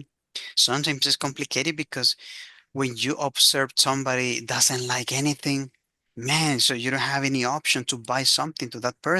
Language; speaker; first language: English; non-native, fluent; Spanish